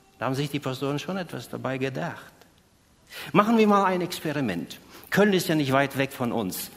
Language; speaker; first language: German; native; German